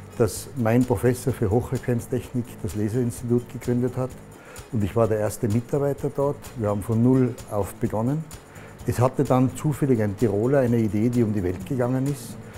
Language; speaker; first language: German; native; German